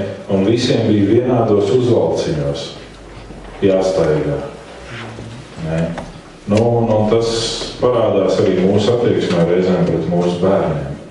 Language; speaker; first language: Latvian; native; Latvian